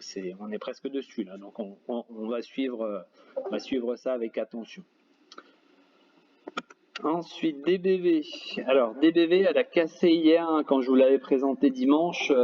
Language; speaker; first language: French; native; French